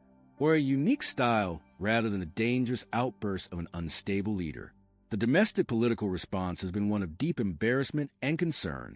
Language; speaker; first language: English; native; English